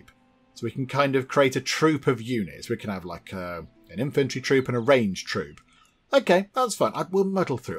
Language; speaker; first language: English; native; English